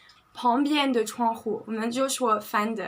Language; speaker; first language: Chinese; non-native, fluent; French